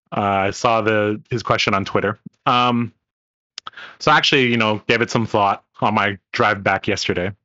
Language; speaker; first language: English; non-native, local second language; Cantonese